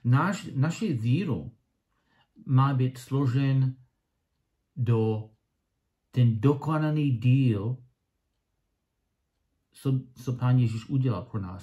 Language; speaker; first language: Czech; non-native, learner; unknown